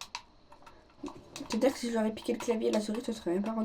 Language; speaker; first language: French; native; French